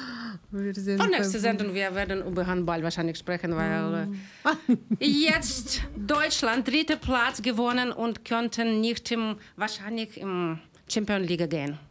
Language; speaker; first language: German; non-native, learner; Ukrainian